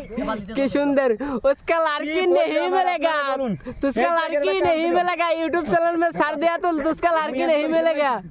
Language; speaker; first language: Hindi; non-native, learner; Bangla